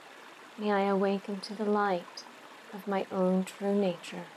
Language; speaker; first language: English; native; English